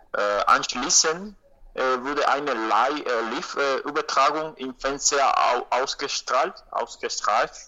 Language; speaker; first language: German; non-native, learner; Spanish